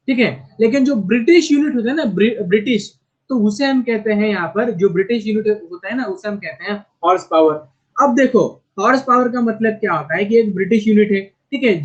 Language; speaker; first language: Hindi; non-native, local second language; Marathi